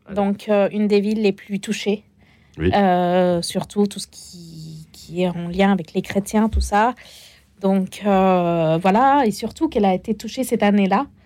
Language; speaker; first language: French; non-native, fluent; Arabic